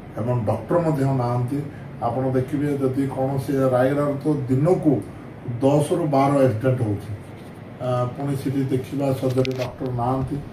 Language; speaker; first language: Odia; non-native, local second language; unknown